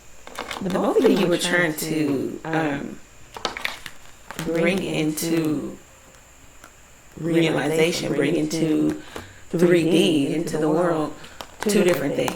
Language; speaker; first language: English; native; English